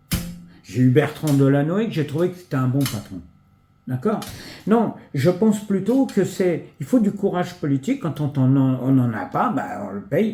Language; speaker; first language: French; native; French